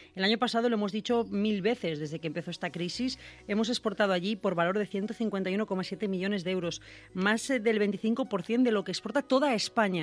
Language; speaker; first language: Spanish; non-native, local second language; Catalan